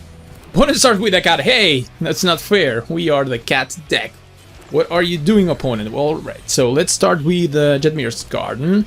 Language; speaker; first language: English; non-native, fluent; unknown